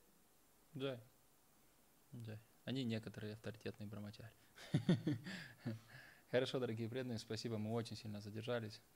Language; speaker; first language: Russian; native; Russian